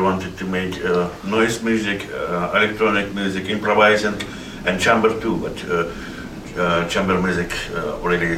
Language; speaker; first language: English; non-native, learner; Russian